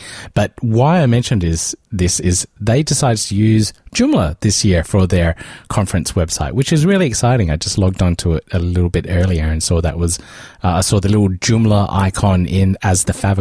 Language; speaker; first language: English; native; English